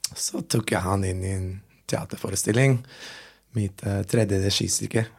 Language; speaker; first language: Norwegian; non-native, fluent; English